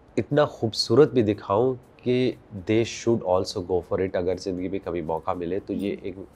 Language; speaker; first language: Urdu; native; Urdu